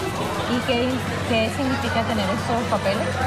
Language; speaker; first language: Spanish; native; Spanish